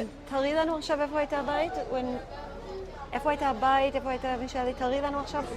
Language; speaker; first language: Hebrew; native; Hebrew